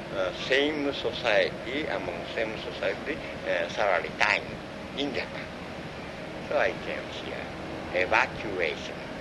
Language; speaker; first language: English; non-native, learner; Japanese